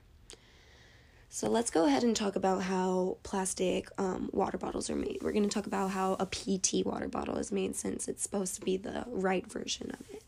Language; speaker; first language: English; native; English